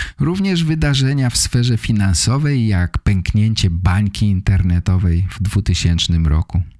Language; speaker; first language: Polish; native; Polish